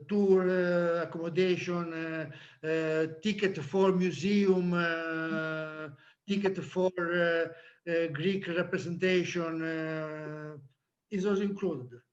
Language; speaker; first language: English; non-native, learner; Italian